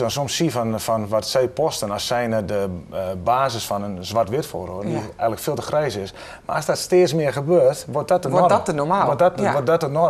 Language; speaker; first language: Dutch; native; Dutch